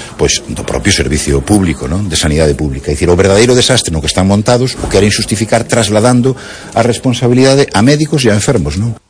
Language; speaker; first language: Galician; native; Galician